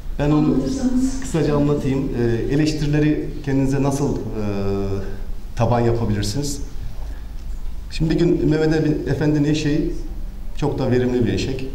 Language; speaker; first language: Turkish; native; Turkish